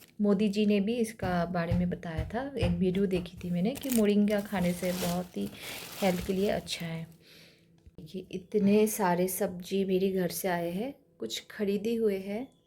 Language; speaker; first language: Hindi; non-native, local second language; Kok Borok